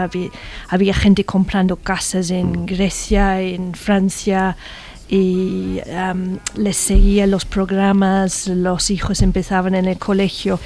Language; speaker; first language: Spanish; non-native, fluent; English